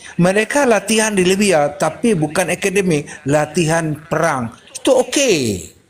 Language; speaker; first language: Malay; non-native, local second language; Achinese